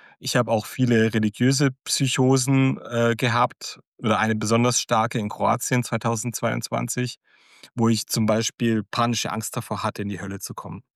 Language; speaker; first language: German; early bilingual, other home language; Croatian